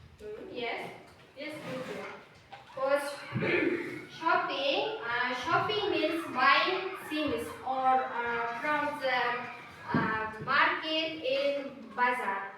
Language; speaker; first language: English; non-native, fluent; Uzbek